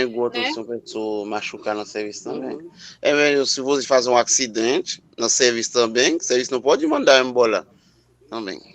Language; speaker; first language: Portuguese; non-native, learner; Haitian Creole